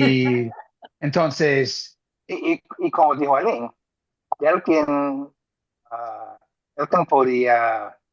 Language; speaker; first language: Spanish; non-native, fluent; English